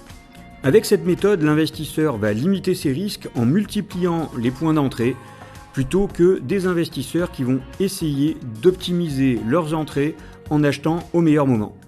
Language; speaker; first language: French; native; French